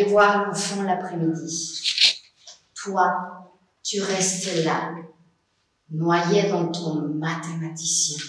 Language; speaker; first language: French; non-native, fluent; Spanish